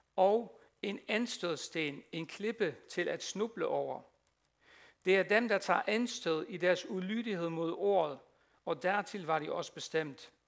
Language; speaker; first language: Danish; non-native, fluent; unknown